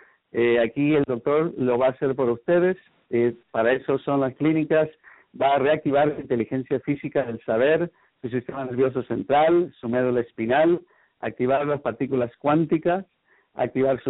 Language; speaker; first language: Spanish; native; Spanish